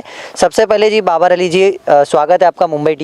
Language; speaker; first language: Hindi; native; Hindi